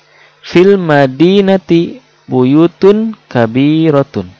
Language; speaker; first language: Arabic; non-native, fluent; Indonesian